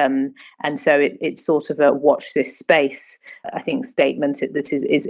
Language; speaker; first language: English; non-native, local second language; Akan